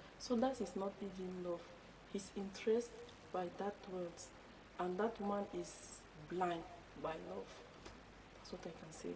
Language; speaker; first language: English; non-native, local second language; French